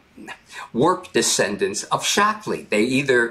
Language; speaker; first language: English; native; English